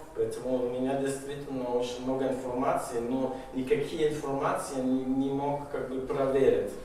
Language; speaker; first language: Russian; non-native, fluent; German